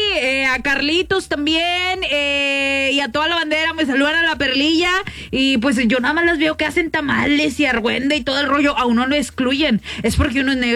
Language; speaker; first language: Spanish; native; Spanish